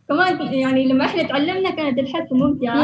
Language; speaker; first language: Arabic; early bilingual, other home language; Indonesian